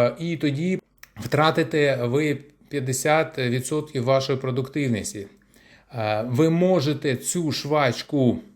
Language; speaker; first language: Ukrainian; non-native, local second language; Russian